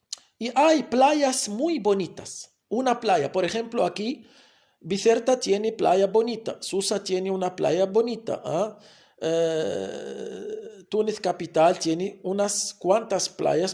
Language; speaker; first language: Spanish; non-native, fluent; Arabic